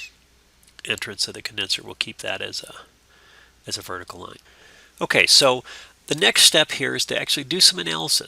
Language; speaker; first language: English; native; English